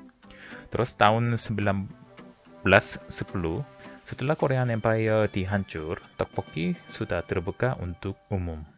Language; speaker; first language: Indonesian; non-native, fluent; Korean